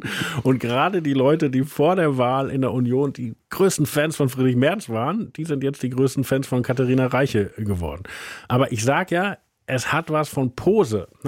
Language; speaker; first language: German; native; German